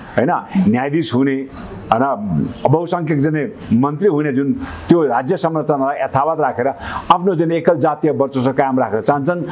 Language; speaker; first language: Nepali; non-native, local second language; Sherpa